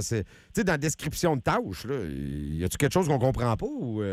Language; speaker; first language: French; native; French